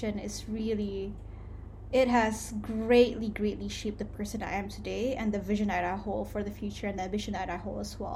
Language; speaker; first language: English; non-native, local second language; Malay